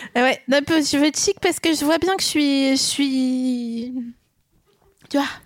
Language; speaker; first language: French; native; French